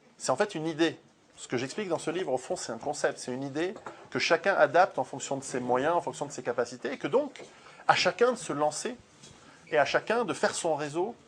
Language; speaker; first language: French; early bilingual, other home language; Italian